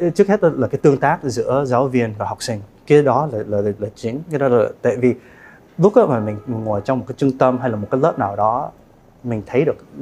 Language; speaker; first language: Vietnamese; early bilingual, heritage; Vietnamese